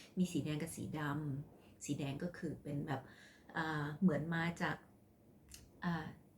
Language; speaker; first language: Thai; non-native, local second language; Khmer